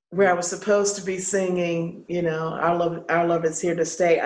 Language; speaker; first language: English; native; English